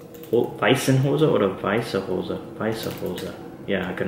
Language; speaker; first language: German; non-native, learner; English